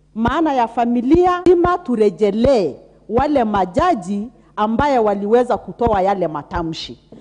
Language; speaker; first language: Swahili; non-native, local second language; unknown